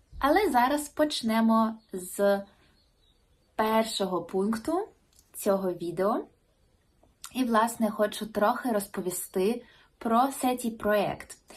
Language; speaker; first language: Ukrainian; non-native, local second language; Russian